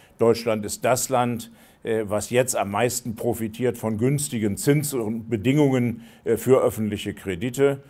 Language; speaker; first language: German; native; German